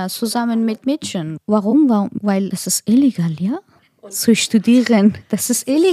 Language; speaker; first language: German; non-native, learner; Persian